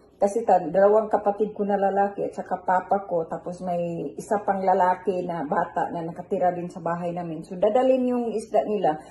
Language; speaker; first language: Filipino; non-native, local second language; Cebuano